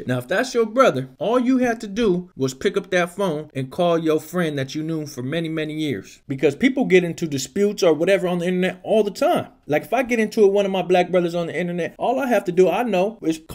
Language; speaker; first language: English; native; English